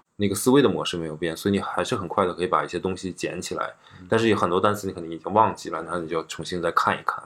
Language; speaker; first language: Chinese; native; Chinese